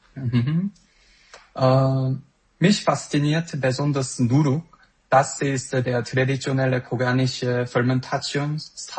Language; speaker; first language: German; non-native, fluent; Korean